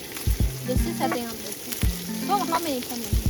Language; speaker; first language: English; non-native, local second language; Malay